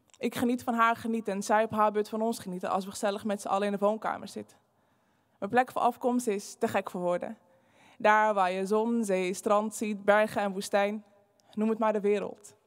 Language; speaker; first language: Dutch; early bilingual, other home language; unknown